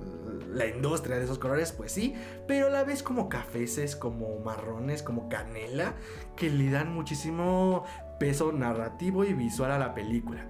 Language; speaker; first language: Spanish; native; Spanish